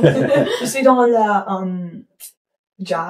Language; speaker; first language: French; non-native, learner; English